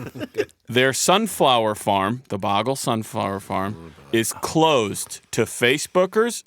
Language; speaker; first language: English; native; English